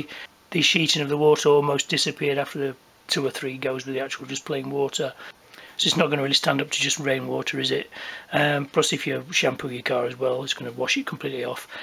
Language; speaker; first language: English; native; English